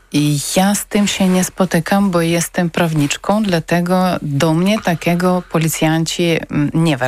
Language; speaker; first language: Polish; non-native, learner; Ukrainian